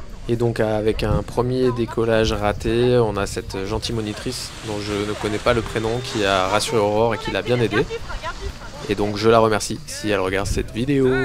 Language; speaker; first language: French; native; French